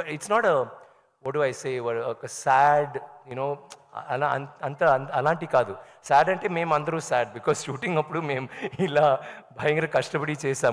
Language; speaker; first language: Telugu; non-native, learner; Tamil